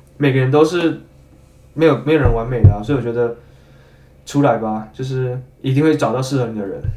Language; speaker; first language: Chinese; native; Chinese